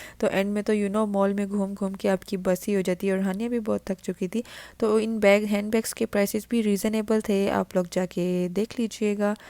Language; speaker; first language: Urdu; native; Urdu